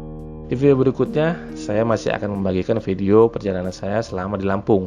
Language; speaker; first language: Indonesian; native; Indonesian